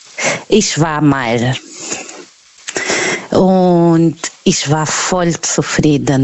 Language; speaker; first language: German; non-native, fluent; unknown